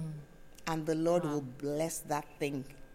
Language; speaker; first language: English; non-native, local second language; Yoruba